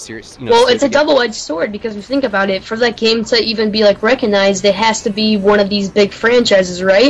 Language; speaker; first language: English; native; English